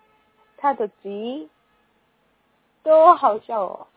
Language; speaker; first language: Chinese; non-native, learner; Korean